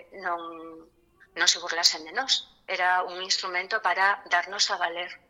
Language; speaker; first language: Galician; non-native, local second language; Spanish